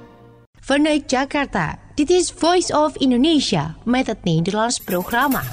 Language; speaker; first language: Dutch; non-native, fluent; Indonesian